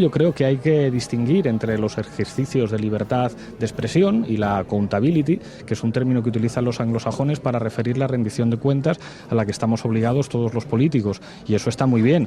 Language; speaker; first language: Spanish; native; Spanish